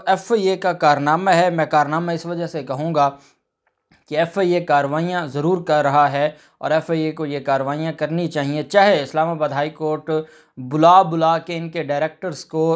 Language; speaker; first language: Urdu; non-native, local second language; Punjabi